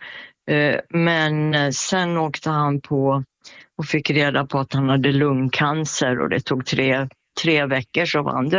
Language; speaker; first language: Swedish; native; Swedish